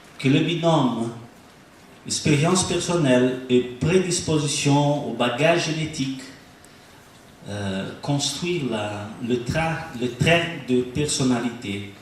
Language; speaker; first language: French; non-native, learner; Portuguese